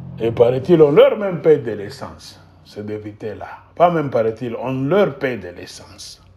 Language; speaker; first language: French; non-native, local second language; Swahili